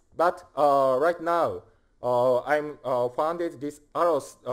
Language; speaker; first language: English; non-native, fluent; Japanese